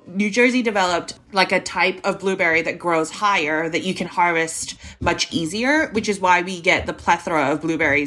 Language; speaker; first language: English; non-native, local second language; Cantonese